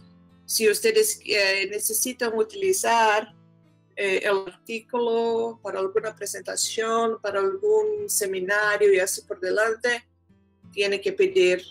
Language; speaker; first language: Spanish; non-native, fluent; Portuguese